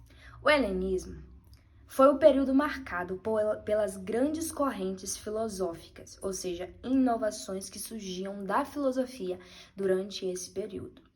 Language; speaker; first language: Portuguese; native; Portuguese